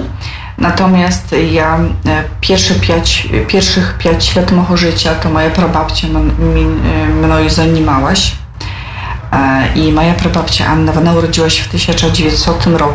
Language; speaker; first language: Polish; non-native, local second language; Belarusian